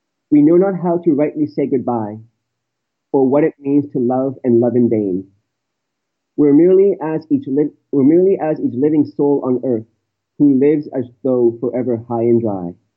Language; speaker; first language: English; native; English